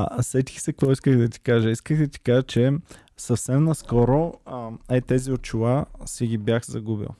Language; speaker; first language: Bulgarian; native; Bulgarian